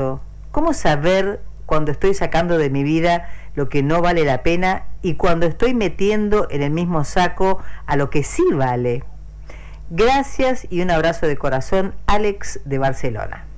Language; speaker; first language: Spanish; native; Spanish